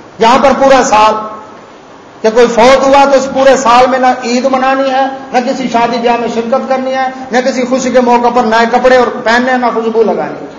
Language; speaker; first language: Urdu; non-native, local second language; Saraiki